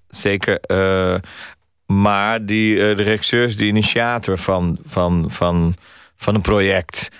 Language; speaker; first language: Dutch; non-native, fluent; Portuguese